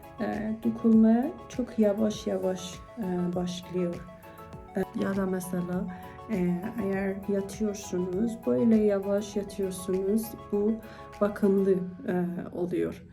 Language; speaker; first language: Turkish; non-native, learner; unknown